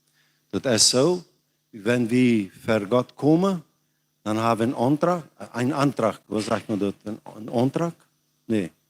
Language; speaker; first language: German; non-native, learner; Plautdietsch